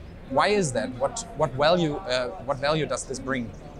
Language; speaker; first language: English; non-native, fluent; German